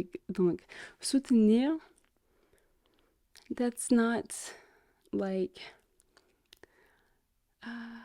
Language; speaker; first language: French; non-native, learner; English